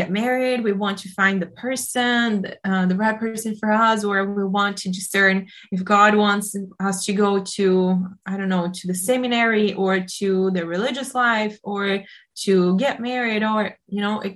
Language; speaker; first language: English; non-native, fluent; Portuguese